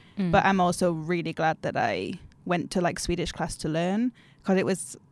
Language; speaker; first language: English; native; English